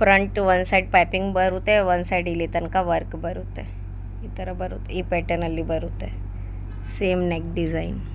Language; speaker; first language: Kannada; non-native, local second language; Urdu